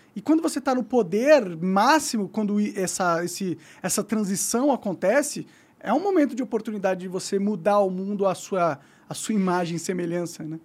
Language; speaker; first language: Portuguese; native; Portuguese